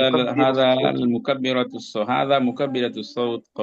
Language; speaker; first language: Arabic; non-native, learner; Bangla